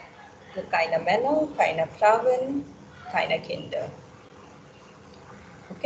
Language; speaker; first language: German; non-native, fluent; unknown